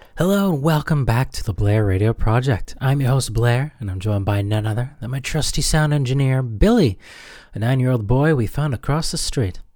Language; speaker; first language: English; native; English